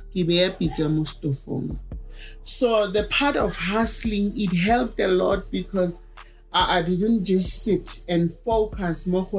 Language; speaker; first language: English; non-native, local second language; Southern Sotho